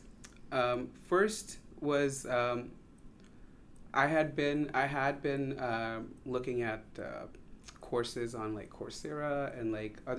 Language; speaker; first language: English; non-native, local second language; Tamil